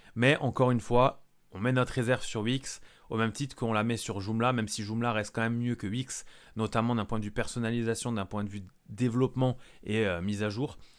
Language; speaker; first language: French; native; French